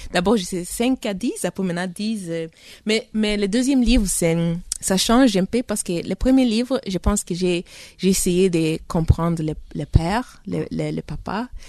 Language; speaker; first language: French; early bilingual, heritage; French